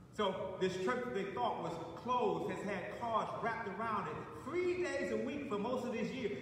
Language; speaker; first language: English; native; English